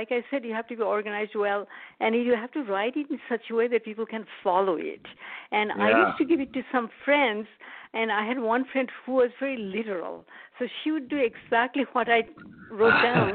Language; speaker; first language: English; non-native, local second language; Bangla